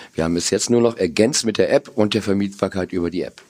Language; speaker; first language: German; native; German